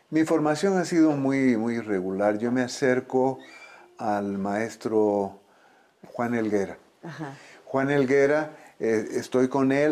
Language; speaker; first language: Spanish; native; Spanish